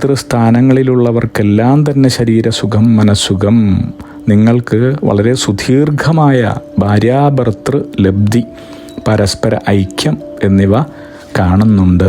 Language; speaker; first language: Malayalam; native; Malayalam